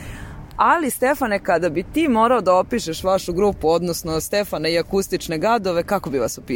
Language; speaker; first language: Serbian; native; Serbian